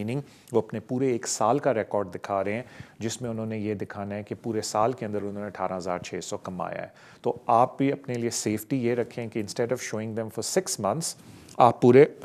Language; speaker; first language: Urdu; native; Urdu